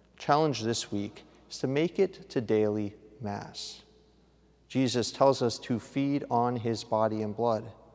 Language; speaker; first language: English; native; English